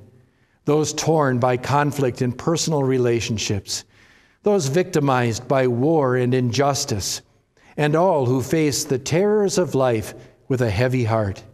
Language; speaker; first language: English; native; English